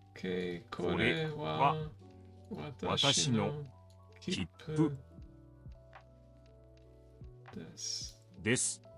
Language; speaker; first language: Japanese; non-native, learner; English